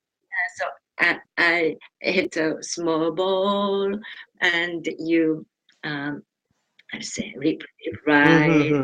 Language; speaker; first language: English; non-native, learner; Japanese